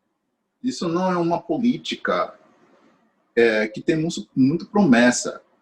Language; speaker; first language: Portuguese; non-native, fluent; English